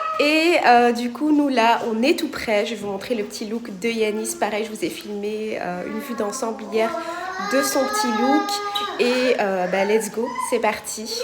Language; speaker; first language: French; native; French